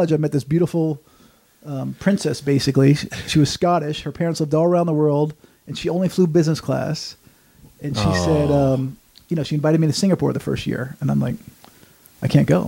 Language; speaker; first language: English; native; English